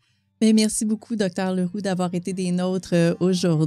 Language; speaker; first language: French; native; French